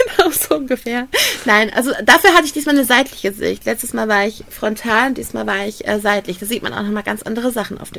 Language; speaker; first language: German; native; German